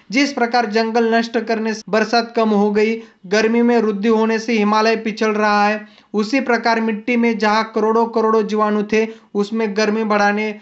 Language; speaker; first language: Hindi; non-native, local second language; Marathi